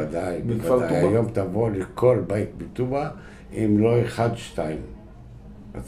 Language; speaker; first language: Hebrew; non-native, local second language; Arabic